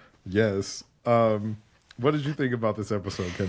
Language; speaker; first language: English; native; English